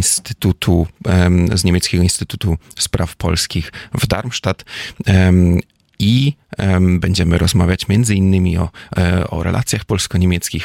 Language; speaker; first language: German; non-native, fluent; Polish